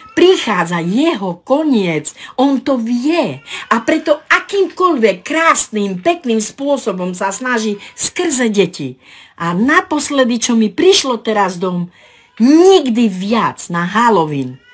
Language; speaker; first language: Slovak; non-native, local second language; Romany